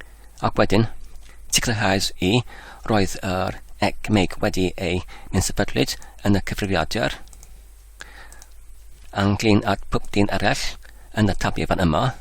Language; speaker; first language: Welsh; non-native, learner; English